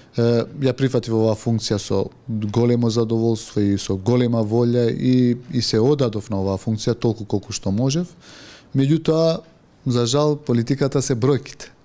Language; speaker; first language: Macedonian; non-native, local second language; Albanian